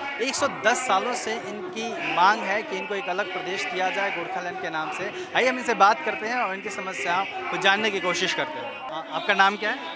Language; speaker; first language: Hindi; native; Hindi